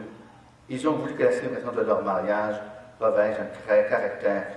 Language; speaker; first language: French; native; French